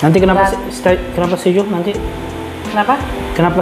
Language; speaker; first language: Indonesian; non-native, learner; Arabic